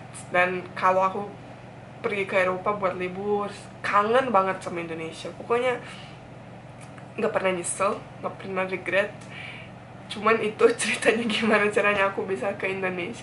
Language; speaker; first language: Indonesian; non-native, fluent; Bosnian